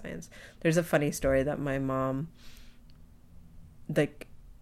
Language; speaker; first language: English; native; English